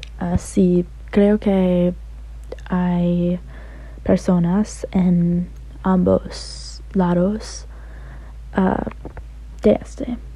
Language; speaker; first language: Spanish; non-native, learner; English